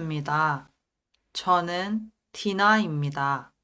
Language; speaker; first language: Korean; non-native, learner; Indonesian